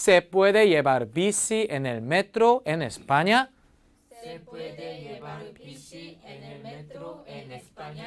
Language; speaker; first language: Spanish; non-native, fluent; Korean